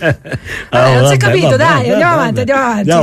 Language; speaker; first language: Italian; native; Italian